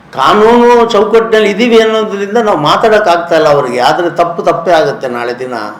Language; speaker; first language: Kannada; native; Kannada